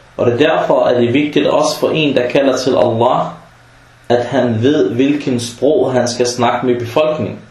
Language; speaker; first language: Danish; early bilingual, other home language; Arabic